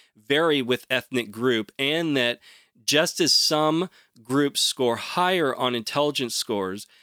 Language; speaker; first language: English; native; English